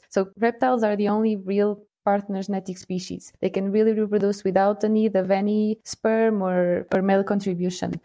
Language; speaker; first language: English; non-native, fluent; Portuguese